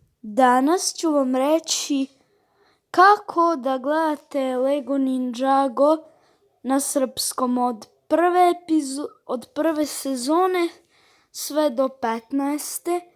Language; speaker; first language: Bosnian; early bilingual, heritage; Croatian